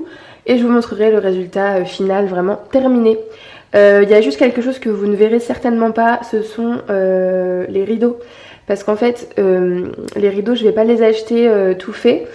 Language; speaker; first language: French; native; French